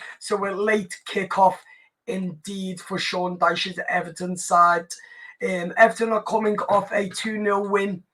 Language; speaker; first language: English; native; English